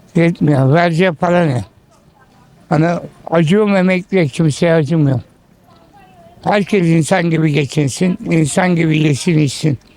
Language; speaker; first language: Turkish; early bilingual, other home language; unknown